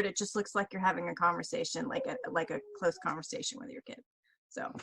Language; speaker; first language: English; native; English